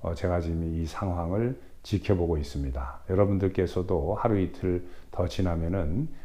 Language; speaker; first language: Korean; native; Korean